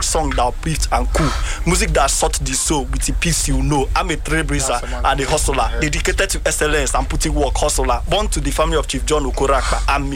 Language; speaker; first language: English; non-native, local second language; Igbo